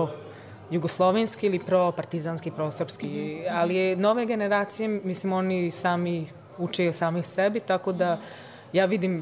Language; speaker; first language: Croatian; early bilingual, other home language; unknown